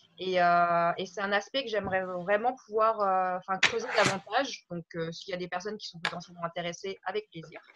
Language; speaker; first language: French; native; French